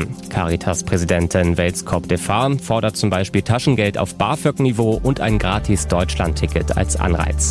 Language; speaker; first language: German; native; German